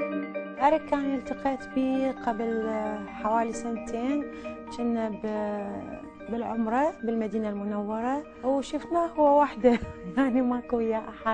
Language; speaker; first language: Arabic; native; Arabic